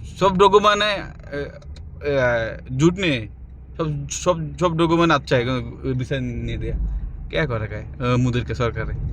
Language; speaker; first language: Hindi; non-native, learner; Bangla